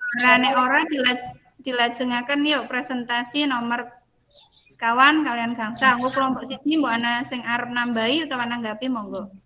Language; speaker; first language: Javanese; native; Javanese